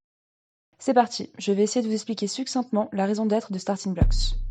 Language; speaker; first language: French; native; French